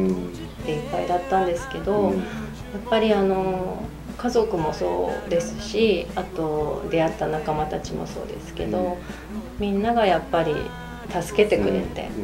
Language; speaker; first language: Japanese; native; Japanese